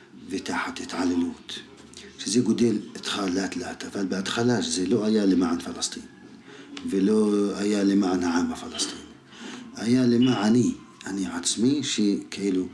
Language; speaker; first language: Hebrew; non-native, local second language; Arabic